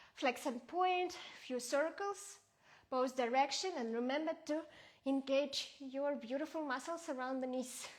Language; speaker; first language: English; non-native, fluent; Ukrainian